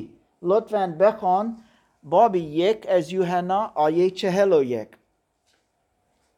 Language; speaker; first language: Persian; non-native, fluent; German